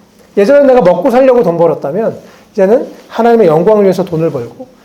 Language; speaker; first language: Korean; native; Korean